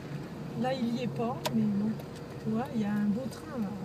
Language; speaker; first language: French; native; French